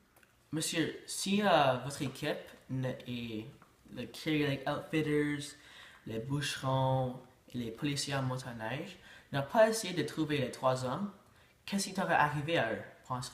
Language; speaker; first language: French; native; French